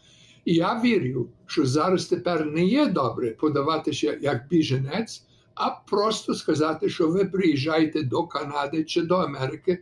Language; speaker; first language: Ukrainian; early bilingual, heritage; Ukrainian